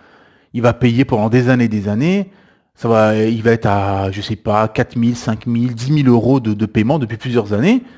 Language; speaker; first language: French; native; French